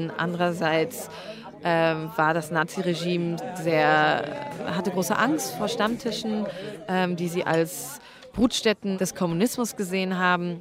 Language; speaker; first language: German; native; German